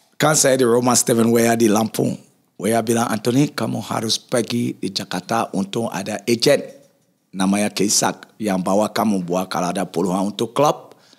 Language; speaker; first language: Indonesian; non-native, fluent; English